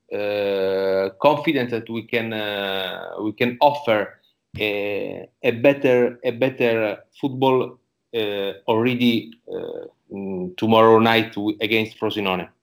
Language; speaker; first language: English; non-native, learner; Italian